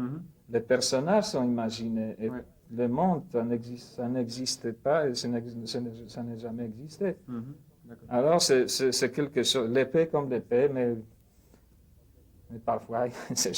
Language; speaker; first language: French; non-native, fluent; Polish